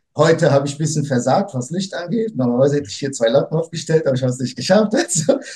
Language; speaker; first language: German; early bilingual, other home language; Portuguese